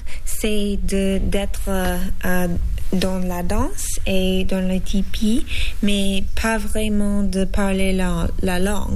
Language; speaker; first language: French; non-native, learner; English